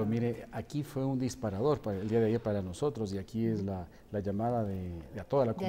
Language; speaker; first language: Spanish; native; Spanish